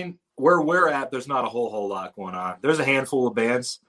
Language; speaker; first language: English; native; English